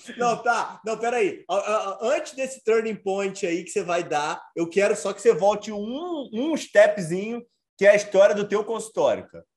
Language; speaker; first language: Portuguese; native; Portuguese